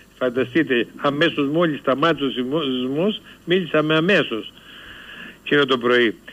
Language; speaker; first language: Greek; native; Greek